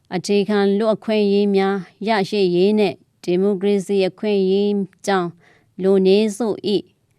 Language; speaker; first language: Burmese; non-native, local second language; Tedim Chin